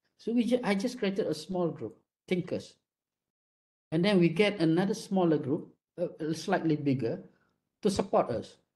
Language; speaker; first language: English; non-native, local second language; Malay